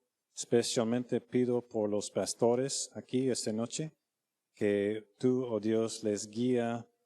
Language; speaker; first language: Spanish; non-native, fluent; English